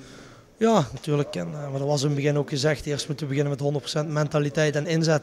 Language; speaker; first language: Dutch; native; Dutch